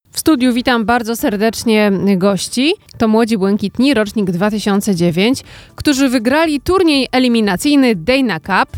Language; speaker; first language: Polish; native; Polish